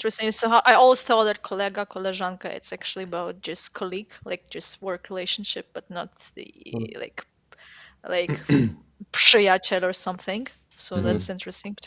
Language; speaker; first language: English; non-native, fluent; Ukrainian